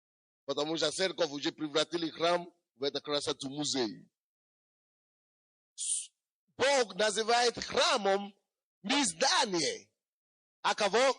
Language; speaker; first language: Russian; non-native, fluent; Yoruba